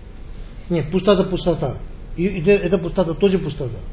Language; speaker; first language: Russian; non-native, learner; Tibetan